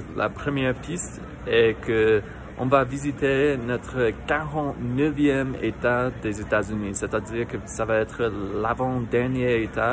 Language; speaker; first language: French; non-native, fluent; English